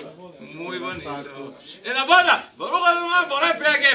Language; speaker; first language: Spanish; non-native, learner; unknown